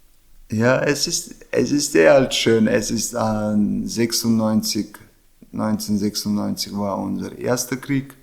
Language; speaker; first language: German; non-native, learner; Chechen